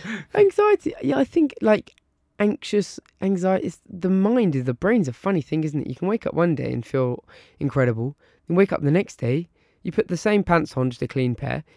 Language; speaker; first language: English; native; English